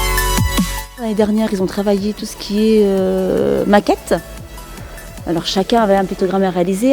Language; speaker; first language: French; native; French